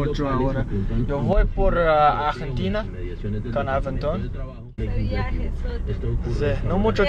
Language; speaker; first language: Spanish; non-native, learner; English